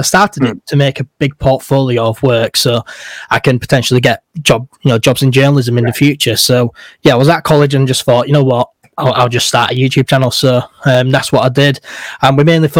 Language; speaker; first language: English; native; English